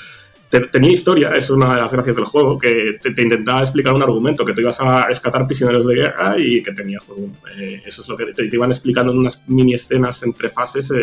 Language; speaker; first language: Spanish; native; Spanish